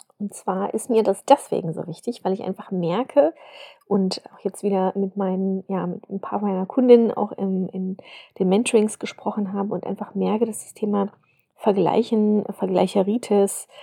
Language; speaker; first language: German; native; German